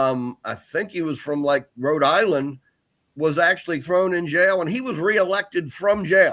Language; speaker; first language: English; native; English